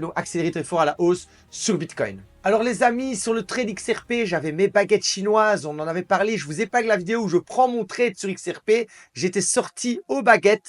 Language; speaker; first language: French; native; French